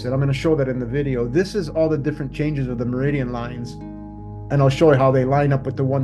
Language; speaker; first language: English; native; English